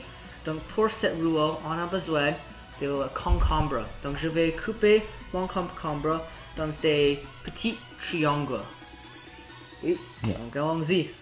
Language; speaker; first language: French; non-native, learner; English